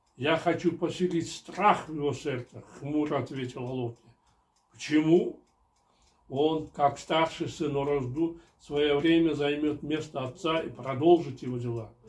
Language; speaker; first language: Russian; non-native, local second language; Kyrgyz